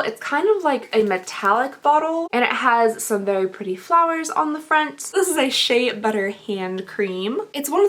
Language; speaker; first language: English; native; English